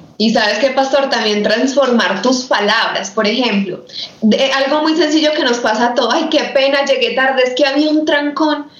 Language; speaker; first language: Spanish; native; Spanish